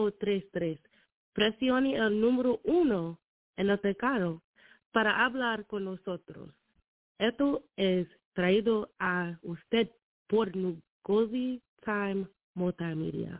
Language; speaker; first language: Spanish; non-native, learner; English